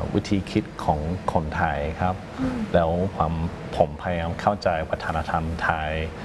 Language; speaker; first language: Thai; non-native, fluent; English